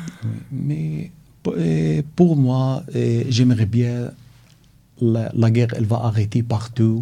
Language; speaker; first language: French; non-native, learner; Arabic